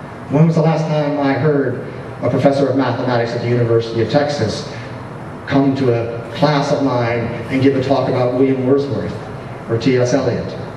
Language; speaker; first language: English; native; English